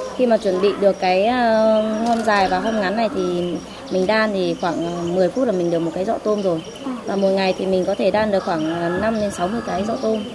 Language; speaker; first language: Vietnamese; non-native, local second language; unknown